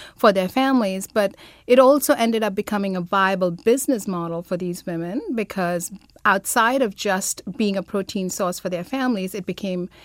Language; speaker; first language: English; non-native, local second language; Malayalam